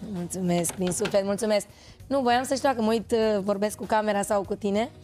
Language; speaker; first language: Romanian; native; Romanian